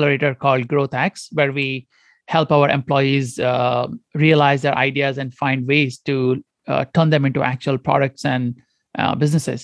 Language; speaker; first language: English; non-native, local second language; Konkani